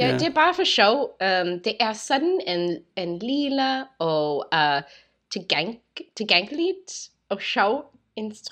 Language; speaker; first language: Danish; non-native, learner; English